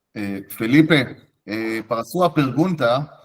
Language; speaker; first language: Portuguese; non-native, fluent; Hebrew